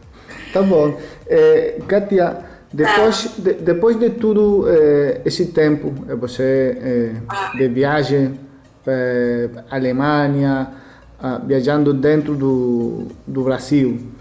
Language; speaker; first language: Portuguese; non-native, learner; Spanish